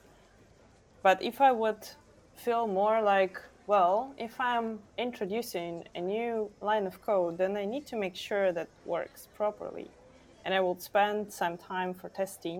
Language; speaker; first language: English; non-native, fluent; Ukrainian